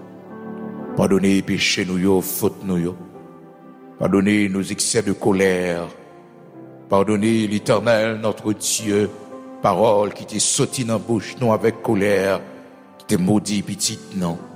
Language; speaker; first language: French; non-native, local second language; Haitian Creole